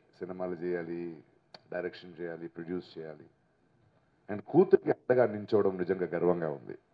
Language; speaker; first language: Telugu; native; Telugu